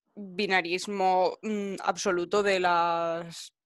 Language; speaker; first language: Spanish; native; Spanish